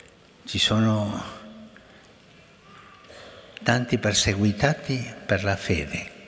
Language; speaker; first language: Italian; non-native, fluent; Spanish